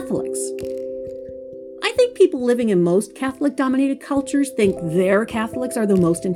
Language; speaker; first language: English; native; English